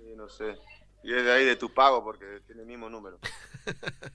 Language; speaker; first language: Spanish; native; Spanish